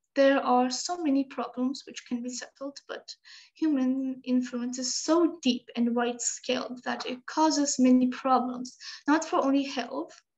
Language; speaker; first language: English; non-native, fluent; Georgian